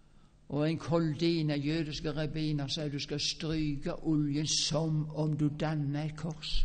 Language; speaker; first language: Norwegian; native; Norwegian